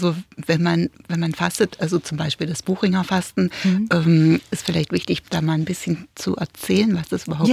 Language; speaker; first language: German; native; German